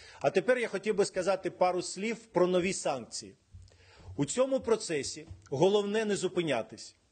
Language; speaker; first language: Ukrainian; non-native, local second language; Russian